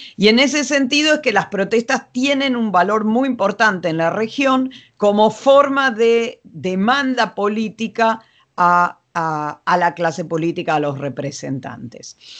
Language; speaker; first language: Spanish; non-native, fluent; Dutch